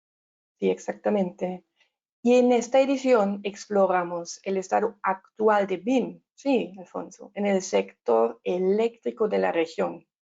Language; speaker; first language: Spanish; non-native, learner; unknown